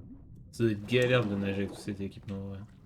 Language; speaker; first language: French; native; French